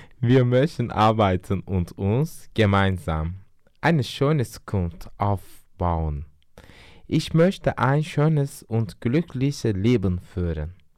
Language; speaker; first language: German; non-native, learner; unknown